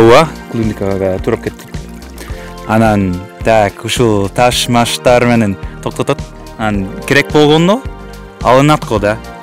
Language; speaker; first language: Kyrgyz; non-native, fluent; English